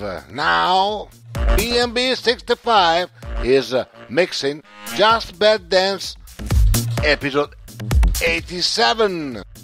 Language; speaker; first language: English; non-native, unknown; Italian